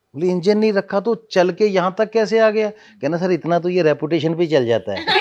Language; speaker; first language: Hindi; non-native, local second language; Punjabi